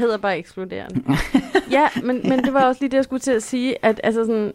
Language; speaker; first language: Danish; native; Danish